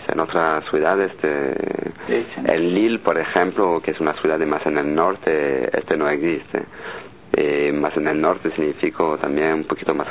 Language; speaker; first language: Spanish; non-native, fluent; French